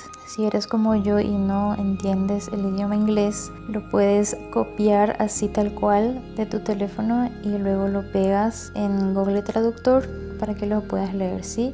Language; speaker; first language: Spanish; native; Spanish